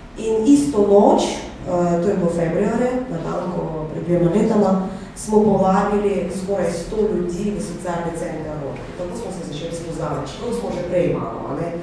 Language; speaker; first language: Slovenian; non-native, fluent; Russian